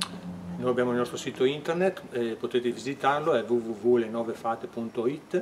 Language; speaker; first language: Italian; native; Italian